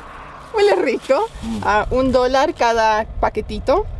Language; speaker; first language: Spanish; native; Spanish